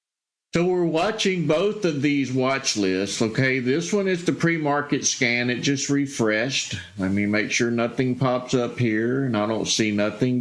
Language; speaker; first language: English; native; English